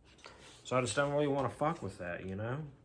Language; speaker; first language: English; native; English